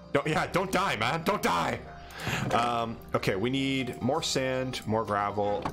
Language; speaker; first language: English; native; English